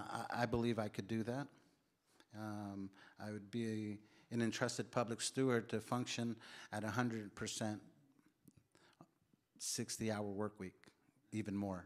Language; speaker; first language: English; early bilingual, other home language; Spanish